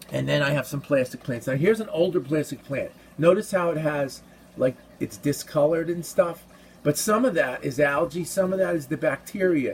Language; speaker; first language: English; native; English